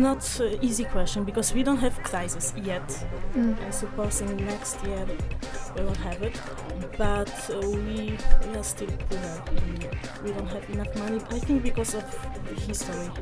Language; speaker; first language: English; non-native, learner; Polish